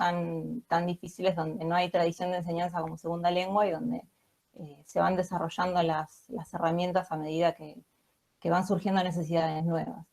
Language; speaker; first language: Spanish; native; Spanish